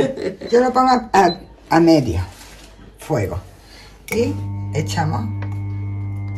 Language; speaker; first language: Spanish; native; Spanish